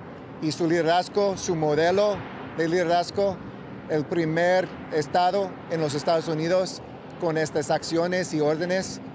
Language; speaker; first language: Spanish; non-native, local second language; English